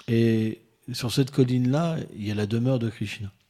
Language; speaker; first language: French; native; French